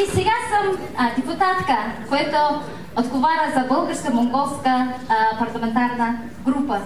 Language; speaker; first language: Bulgarian; non-native, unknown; Mongolian